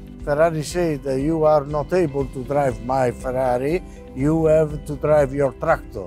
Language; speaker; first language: English; non-native, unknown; Italian